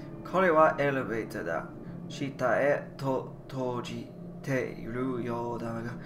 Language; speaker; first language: Japanese; non-native, learner; English